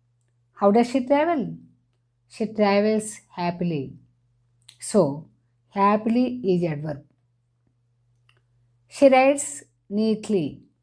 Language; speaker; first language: English; non-native, fluent; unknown